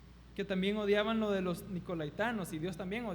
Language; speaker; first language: Spanish; native; Spanish